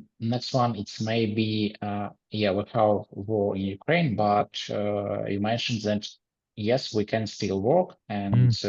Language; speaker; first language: English; non-native, learner; Ukrainian